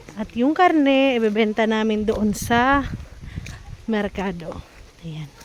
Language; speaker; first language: Filipino; non-native, local second language; Waray